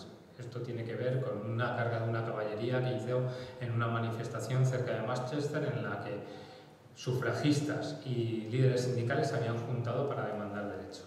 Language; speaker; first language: Spanish; native; Spanish